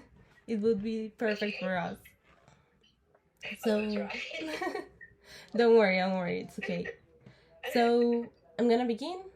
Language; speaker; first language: English; non-native, learner; Spanish